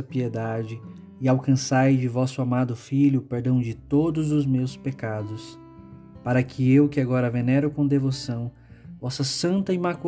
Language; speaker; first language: Portuguese; native; Portuguese